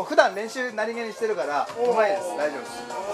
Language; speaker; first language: Japanese; native; Japanese